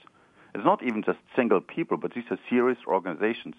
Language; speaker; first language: English; non-native, fluent; German